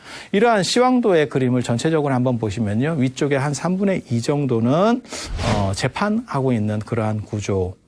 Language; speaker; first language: Korean; native; Korean